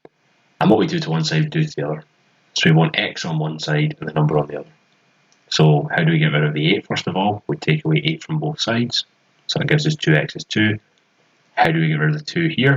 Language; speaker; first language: English; native; English